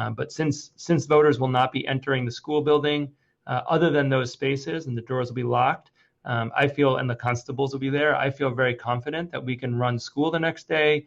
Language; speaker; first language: English; native; English